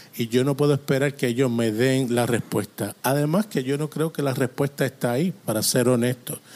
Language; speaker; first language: Spanish; non-native, fluent; English